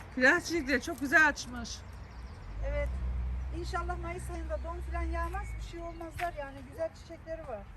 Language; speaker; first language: Turkish; native; Turkish